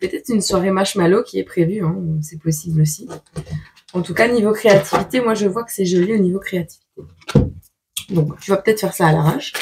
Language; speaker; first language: French; native; French